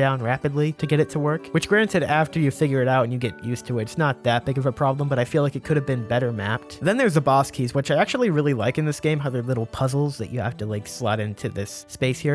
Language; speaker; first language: English; native; English